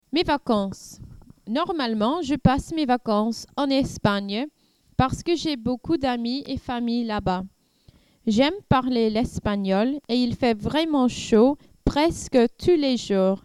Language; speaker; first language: French; non-native, learner; English